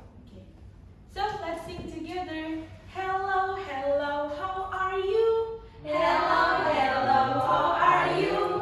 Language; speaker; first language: English; non-native, learner; Indonesian